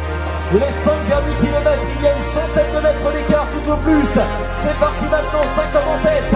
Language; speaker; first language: French; native; French